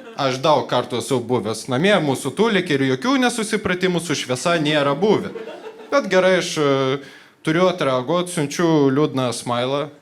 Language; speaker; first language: Lithuanian; non-native, local second language; Polish